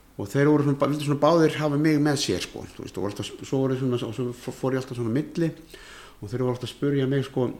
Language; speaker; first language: Icelandic; native; Icelandic